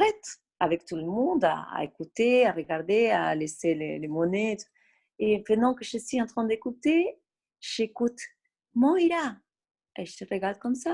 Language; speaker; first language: French; non-native, fluent; Spanish